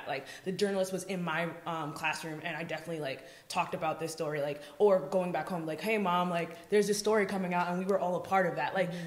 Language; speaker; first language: English; native; English